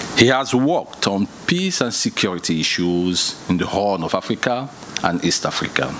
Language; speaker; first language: English; non-native, fluent; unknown